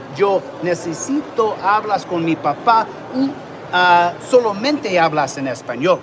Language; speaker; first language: Spanish; non-native, learner; English